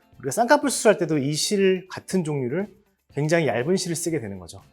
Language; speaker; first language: Korean; native; Korean